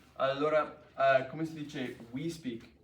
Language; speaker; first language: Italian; non-native, fluent; English